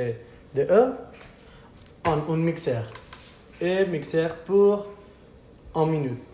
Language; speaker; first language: French; non-native, learner; Spanish